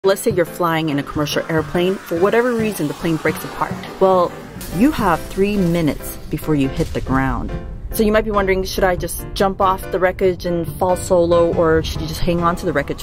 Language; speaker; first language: English; native; English